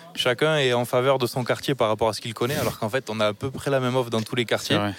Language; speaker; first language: French; native; French